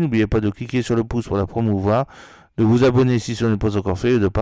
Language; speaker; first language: French; native; French